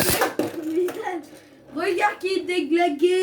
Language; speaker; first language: French; native; French